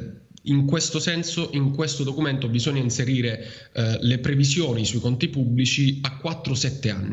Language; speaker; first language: Italian; native; Italian